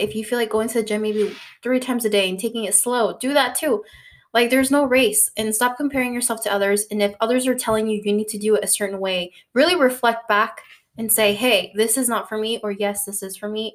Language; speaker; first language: English; early bilingual, other home language; Spanish